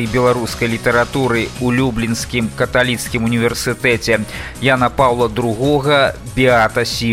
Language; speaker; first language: Belarusian; native; Belarusian